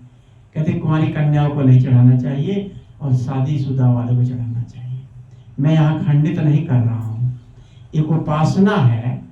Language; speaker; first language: Hindi; native; Hindi